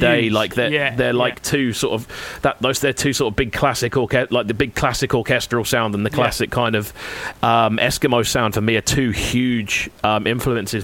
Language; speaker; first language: English; native; English